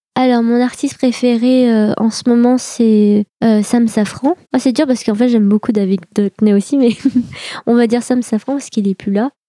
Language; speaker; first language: French; native; French